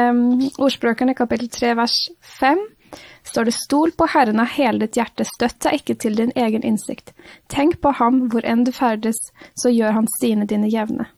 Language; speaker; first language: Norwegian; native; Norwegian